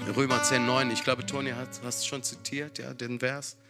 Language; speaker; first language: German; non-native, fluent; Italian